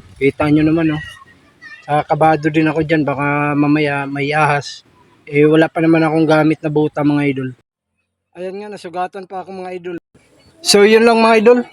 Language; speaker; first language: Filipino; non-native, local second language; Cebuano